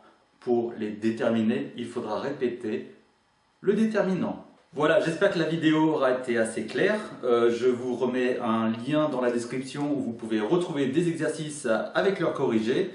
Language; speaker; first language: French; native; French